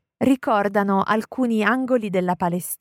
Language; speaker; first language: Italian; native; Italian